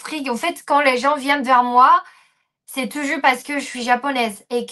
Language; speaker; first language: French; non-native, fluent; Japanese